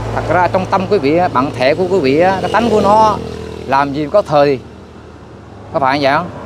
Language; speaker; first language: Vietnamese; non-native, local second language; Eastern Cham